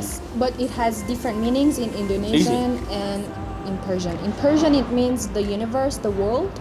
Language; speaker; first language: English; non-native, fluent; Persian